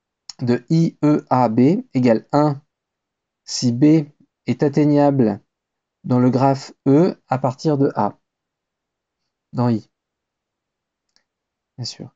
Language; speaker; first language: French; native; French